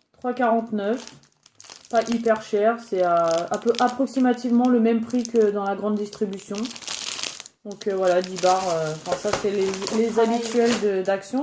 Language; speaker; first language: French; native; French